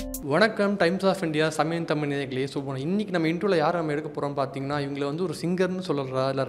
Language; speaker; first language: Tamil; native; Tamil